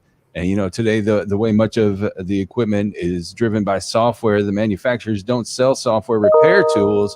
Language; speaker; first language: English; native; English